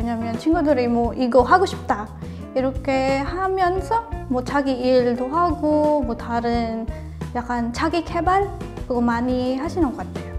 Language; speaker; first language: Korean; non-native, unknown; Filipino